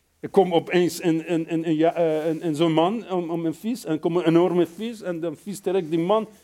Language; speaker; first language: Dutch; non-native, fluent; Persian